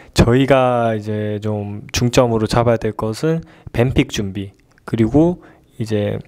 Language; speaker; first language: Korean; native; Korean